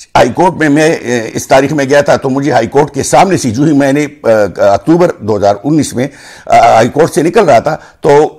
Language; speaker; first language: Urdu; non-native, local second language; Pashto